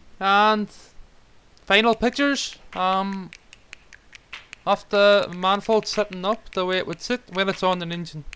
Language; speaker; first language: English; native; English